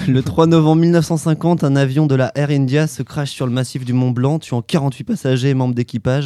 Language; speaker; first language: French; native; French